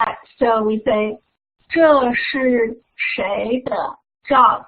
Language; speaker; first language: Chinese; non-native, fluent; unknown